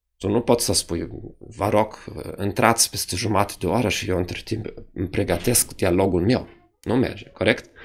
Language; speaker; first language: Romanian; non-native, fluent; German